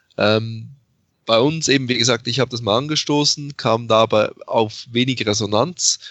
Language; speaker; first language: German; native; German